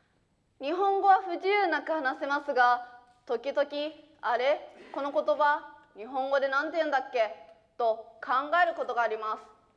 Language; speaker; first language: Japanese; early bilingual, other home language; Chinese